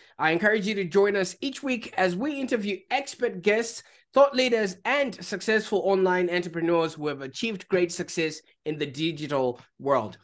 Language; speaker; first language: English; native; English